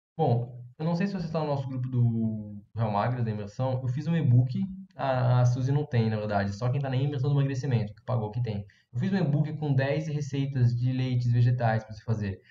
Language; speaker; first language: Portuguese; native; Portuguese